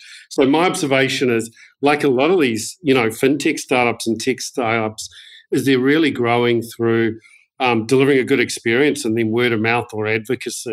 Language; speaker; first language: English; native; English